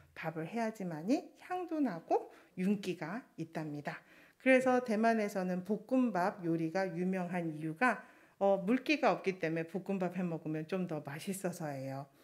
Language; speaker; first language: Korean; non-native, fluent; Chinese